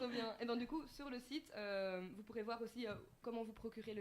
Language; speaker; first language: French; native; French